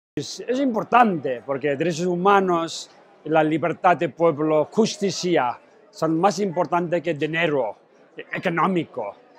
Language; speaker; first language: Spanish; non-native, learner; Tibetan